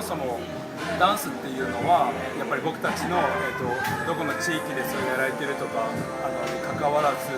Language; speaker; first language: Japanese; native; Japanese